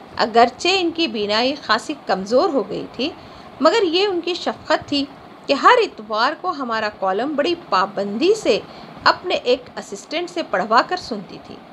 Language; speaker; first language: Urdu; native; Urdu